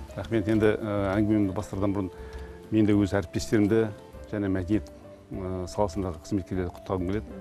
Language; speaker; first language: Kazakh; native; Kazakh